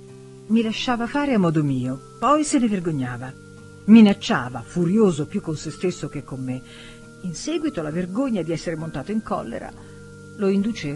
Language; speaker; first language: Italian; native; Italian